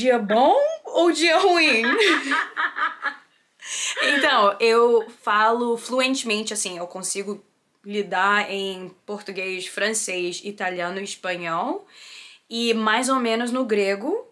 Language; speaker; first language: Portuguese; early bilingual, heritage; Portuguese